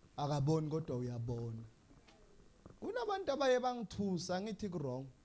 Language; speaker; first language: Zulu; non-native, local second language; Swati